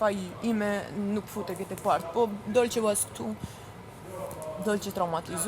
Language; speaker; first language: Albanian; non-native, learner; English